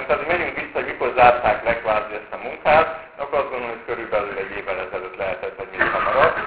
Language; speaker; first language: Hungarian; native; Hungarian